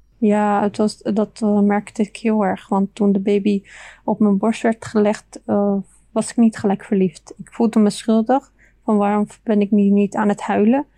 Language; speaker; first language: Dutch; early bilingual, other home language; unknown